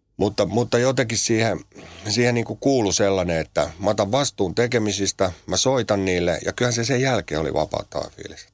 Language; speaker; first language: Finnish; native; Finnish